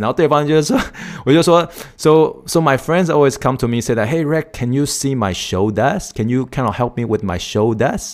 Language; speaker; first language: English; non-native, fluent; Chinese